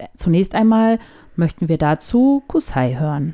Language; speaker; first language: German; native; German